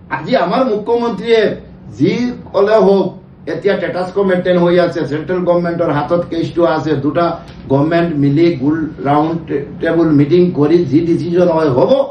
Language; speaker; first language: Assamese; non-native, local second language; Bangla